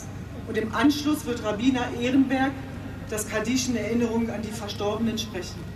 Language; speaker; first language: German; native; German